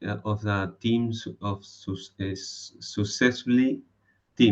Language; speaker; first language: English; non-native, learner; Spanish